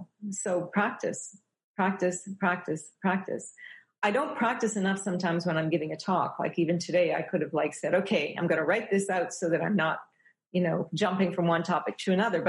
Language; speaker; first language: English; native; English